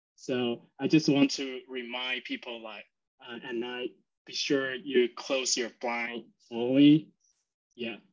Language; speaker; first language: English; non-native, fluent; Chinese